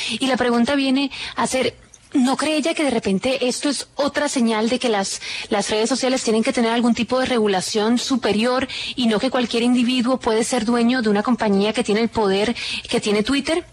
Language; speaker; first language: Spanish; native; Spanish